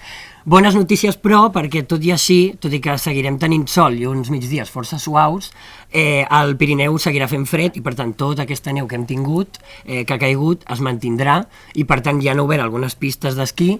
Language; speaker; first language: Catalan; native; Catalan